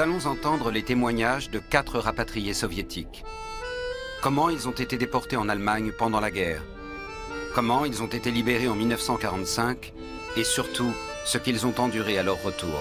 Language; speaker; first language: French; native; French